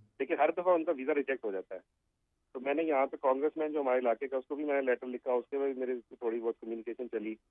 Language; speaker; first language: Urdu; native; Urdu